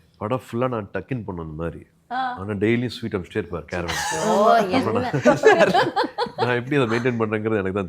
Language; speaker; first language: Tamil; native; Tamil